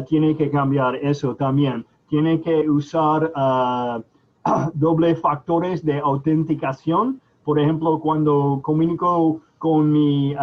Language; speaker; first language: Spanish; non-native, fluent; English